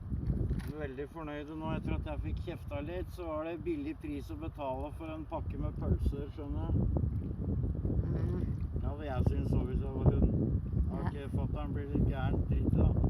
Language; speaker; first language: Norwegian; native; Norwegian